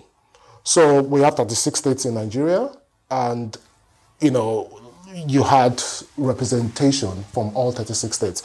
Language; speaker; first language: English; non-native, local second language; Yoruba